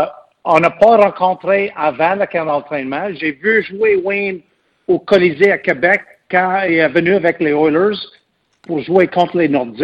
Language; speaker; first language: French; non-native, local second language; English